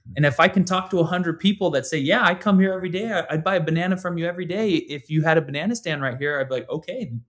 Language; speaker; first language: English; native; English